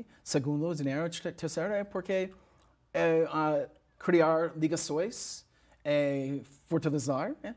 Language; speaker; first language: Portuguese; non-native, learner; English